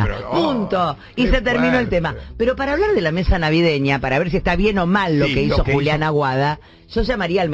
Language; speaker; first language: Spanish; native; Spanish